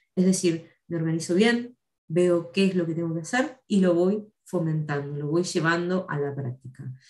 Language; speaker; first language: Spanish; native; Spanish